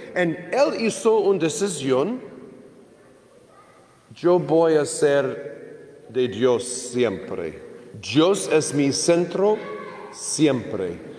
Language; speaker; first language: Spanish; non-native, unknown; English